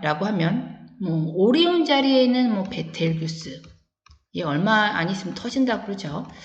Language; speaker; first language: Korean; native; Korean